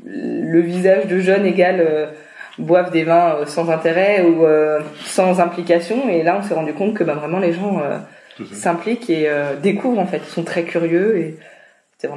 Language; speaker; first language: French; native; French